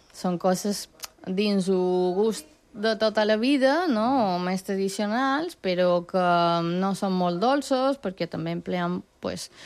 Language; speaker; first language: Catalan; non-native, local second language; Spanish